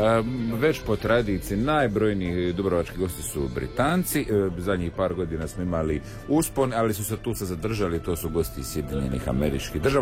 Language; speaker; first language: Serbian; native; Serbian